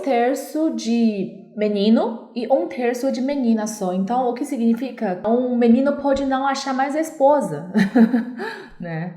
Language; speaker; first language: Portuguese; non-native, learner; Chinese